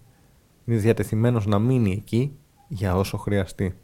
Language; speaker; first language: Greek; native; Greek